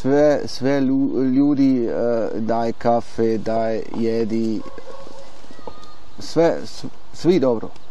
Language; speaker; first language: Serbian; non-native, learner; German